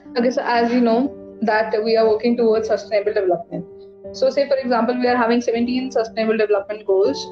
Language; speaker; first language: English; non-native, local second language; Hindi